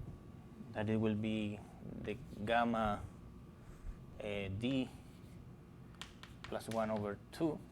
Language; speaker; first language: English; non-native, fluent; Spanish